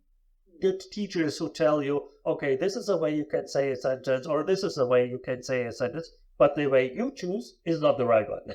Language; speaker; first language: English; non-native, fluent; German